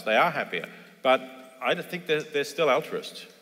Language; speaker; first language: English; native; English